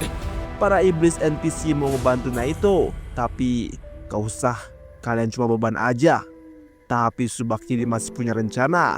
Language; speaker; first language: Indonesian; native; Indonesian